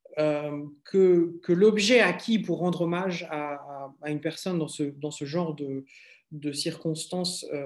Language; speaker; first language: French; native; French